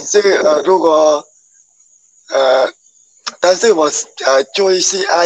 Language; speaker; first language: Chinese; non-native, learner; Khmer